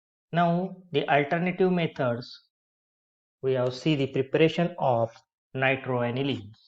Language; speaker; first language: English; non-native, local second language; Marathi